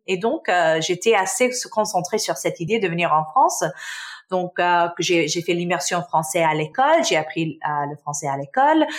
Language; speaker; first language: French; early bilingual, other home language; Arabic